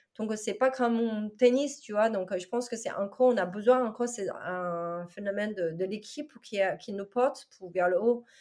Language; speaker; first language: French; non-native, fluent; Chinese